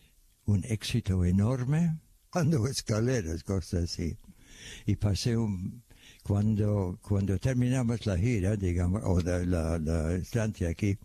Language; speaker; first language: Spanish; non-native, fluent; English